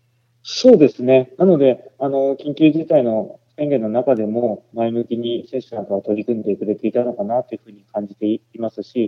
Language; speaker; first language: Japanese; native; Japanese